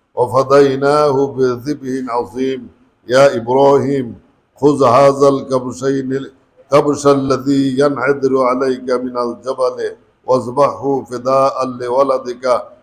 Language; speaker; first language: Arabic; non-native, fluent; Bangla